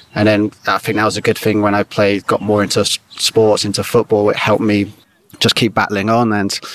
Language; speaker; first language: English; native; English